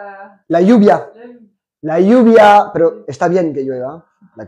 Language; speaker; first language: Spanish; non-native, fluent; French